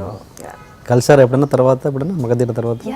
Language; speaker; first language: Telugu; native; Telugu